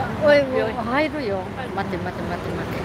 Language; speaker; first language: Japanese; non-native, learner; Filipino